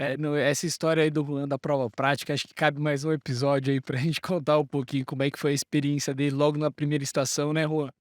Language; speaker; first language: Portuguese; native; Portuguese